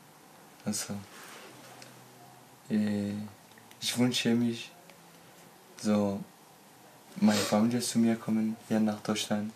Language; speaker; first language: German; non-native, learner; Kurdish